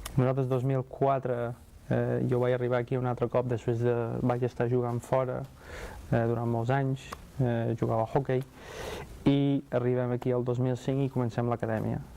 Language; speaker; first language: Catalan; non-native, fluent; English